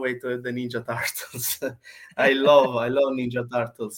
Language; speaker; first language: English; non-native, learner; Italian